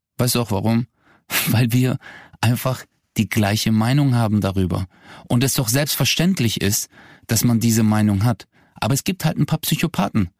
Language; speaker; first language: German; early bilingual, other home language; Turkish